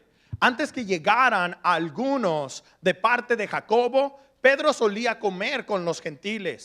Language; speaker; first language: Spanish; early bilingual, heritage; Spanish